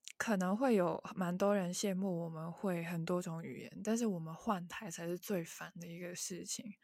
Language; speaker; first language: Chinese; non-native, local second language; Cantonese